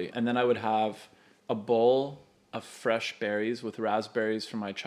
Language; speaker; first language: English; non-native, fluent; Polish